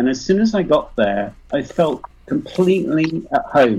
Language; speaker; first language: English; native; English